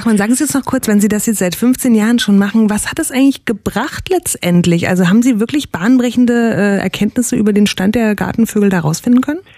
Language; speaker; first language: German; native; German